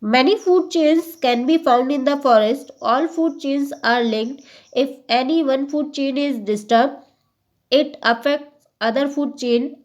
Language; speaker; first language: English; non-native, local second language; Hindi